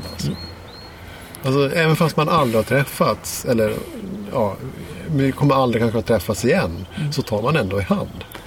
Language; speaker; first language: Swedish; native; Swedish